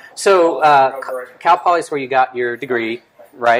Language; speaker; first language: English; early bilingual, other home language; Spanish